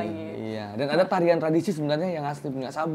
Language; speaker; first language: Indonesian; native; Indonesian